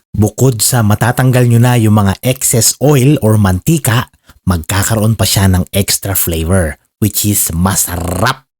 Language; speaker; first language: Filipino; non-native, local second language; Iloko